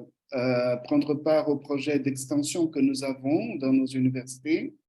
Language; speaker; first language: French; non-native, fluent; Portuguese